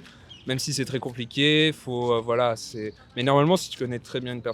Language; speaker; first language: French; native; French